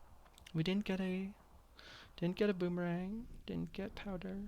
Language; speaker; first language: English; native; English